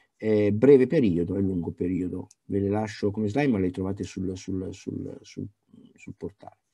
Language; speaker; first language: Italian; native; Italian